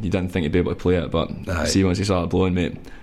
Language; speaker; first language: English; native; English